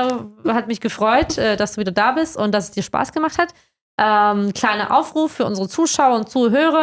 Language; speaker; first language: German; native; German